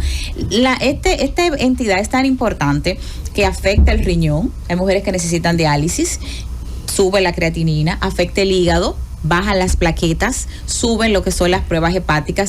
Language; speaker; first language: Spanish; native; Spanish